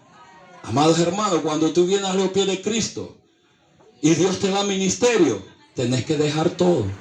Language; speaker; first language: Spanish; native; Spanish